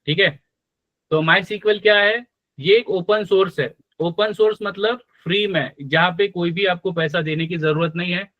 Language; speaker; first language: Hindi; non-native, local second language; Marathi